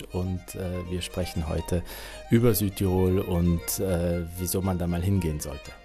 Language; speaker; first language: French; non-native, fluent; German